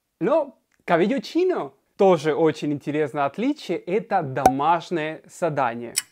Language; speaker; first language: Russian; non-native, fluent; Spanish